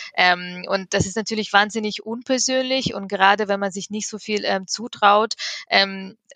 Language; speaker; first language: German; early bilingual, other home language; Russian